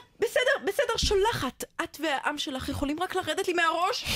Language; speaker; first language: Hebrew; native; Hebrew